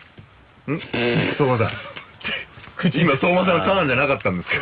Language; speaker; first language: Japanese; native; Japanese